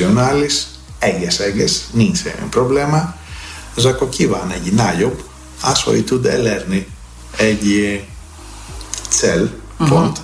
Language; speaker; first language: Hungarian; non-native, fluent; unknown